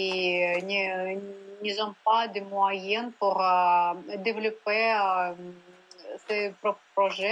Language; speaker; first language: French; non-native, learner; Russian